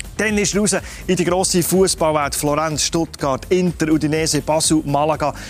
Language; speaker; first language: German; native; German